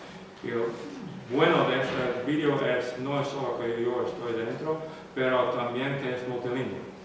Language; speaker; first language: Spanish; non-native, learner; Western Frisian